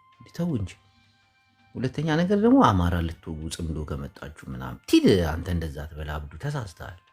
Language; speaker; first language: Amharic; non-native, local second language; Tigrinya